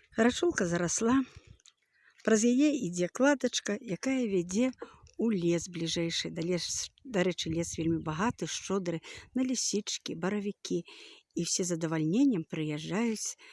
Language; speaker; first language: Belarusian; native; Belarusian